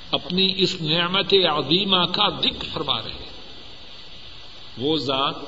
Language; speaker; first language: Urdu; non-native, local second language; Punjabi